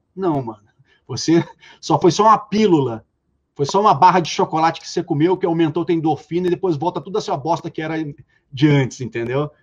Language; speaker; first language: Portuguese; native; Portuguese